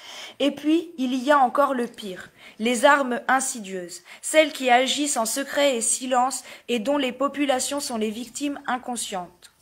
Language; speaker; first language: French; native; French